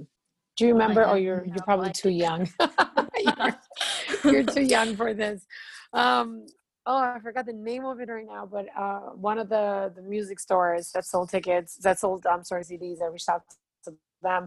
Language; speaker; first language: English; non-native, fluent; Albanian